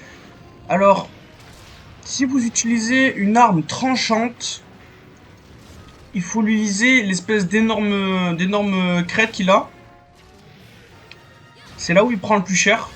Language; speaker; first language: French; native; French